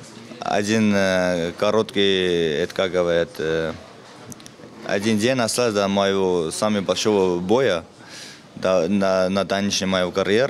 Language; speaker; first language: Russian; non-native, fluent; Armenian